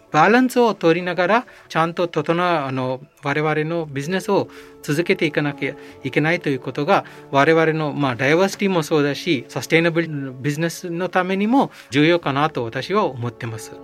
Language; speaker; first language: Japanese; non-native, fluent; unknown